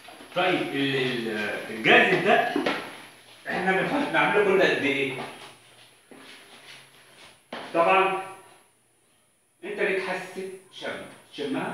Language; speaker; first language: Arabic; native; Arabic